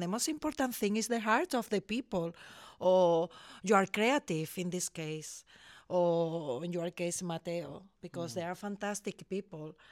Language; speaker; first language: English; non-native, learner; Spanish